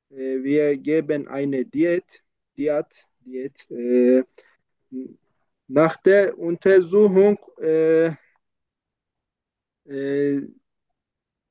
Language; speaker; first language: German; non-native, learner; Turkish